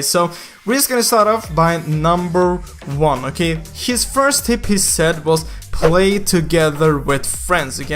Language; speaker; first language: English; non-native, fluent; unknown